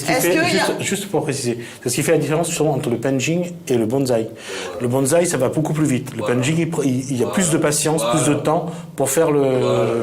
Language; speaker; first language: French; native; French